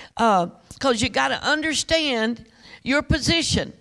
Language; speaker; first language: English; native; English